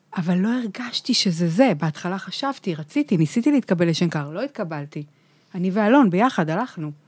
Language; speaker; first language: Hebrew; native; Hebrew